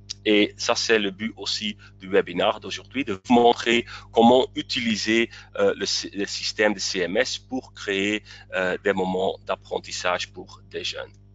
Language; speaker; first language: French; non-native, local second language; Dutch